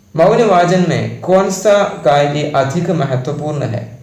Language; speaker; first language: Hindi; non-native, local second language; Malayalam